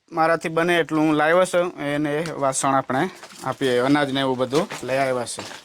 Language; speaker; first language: Gujarati; non-native, local second language; Vasavi